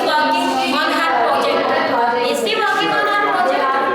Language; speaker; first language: English; non-native, learner; Hindi